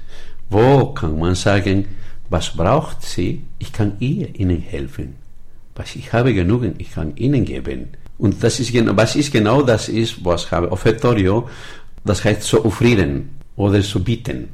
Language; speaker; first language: German; non-native, learner; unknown